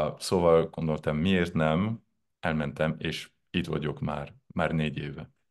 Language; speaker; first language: Hungarian; non-native, fluent; French